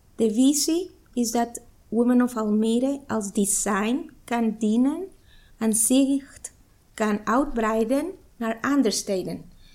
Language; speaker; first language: Dutch; non-native, fluent; Spanish